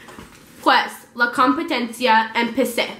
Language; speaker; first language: Spanish; non-native, learner; English